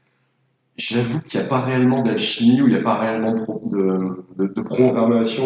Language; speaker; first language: French; native; French